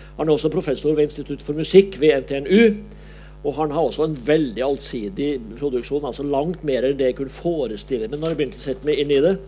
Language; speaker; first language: Norwegian; native; Norwegian